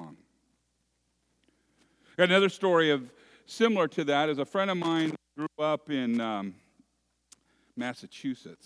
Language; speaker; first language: English; native; English